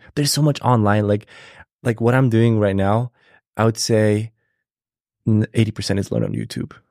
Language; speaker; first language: English; non-native, fluent; German